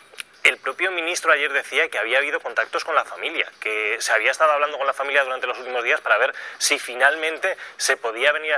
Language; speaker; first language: Spanish; native; Spanish